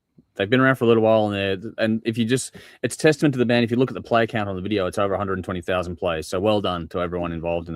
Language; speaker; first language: English; native; English